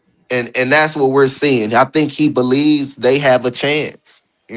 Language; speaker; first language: English; native; English